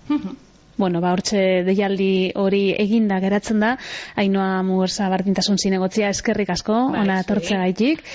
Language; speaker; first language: Basque; native; Basque